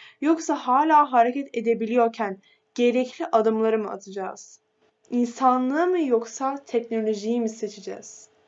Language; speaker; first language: Turkish; native; Turkish